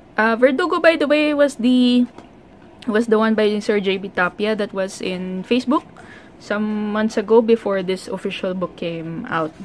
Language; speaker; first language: English; non-native, local second language; Filipino